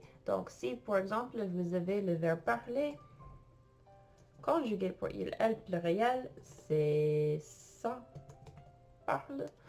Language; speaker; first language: French; non-native, fluent; English